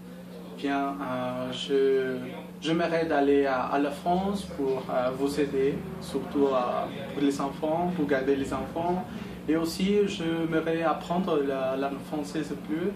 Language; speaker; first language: French; non-native, learner; Spanish